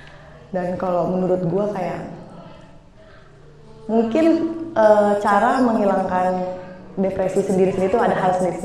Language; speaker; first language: Indonesian; native; Indonesian